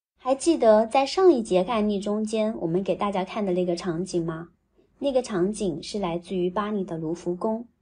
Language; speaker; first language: Chinese; native; Chinese